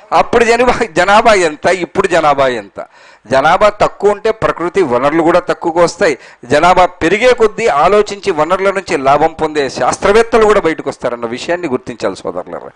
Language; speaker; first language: Telugu; non-native, local second language; Urdu